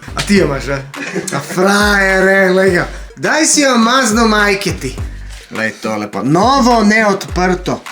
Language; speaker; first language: Slovenian; native; Slovenian